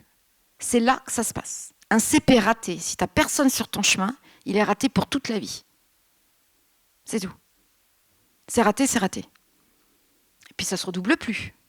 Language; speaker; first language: French; native; French